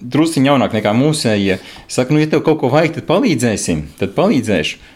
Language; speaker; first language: Latvian; native; Latvian